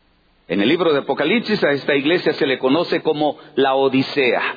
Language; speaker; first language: Spanish; native; Spanish